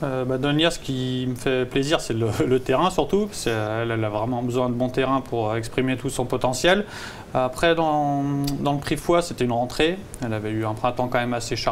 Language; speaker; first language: French; native; French